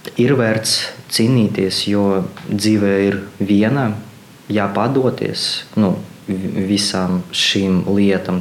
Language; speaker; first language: Latvian; non-native, local second language; Russian